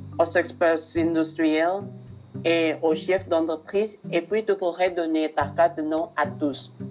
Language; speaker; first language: French; non-native, learner; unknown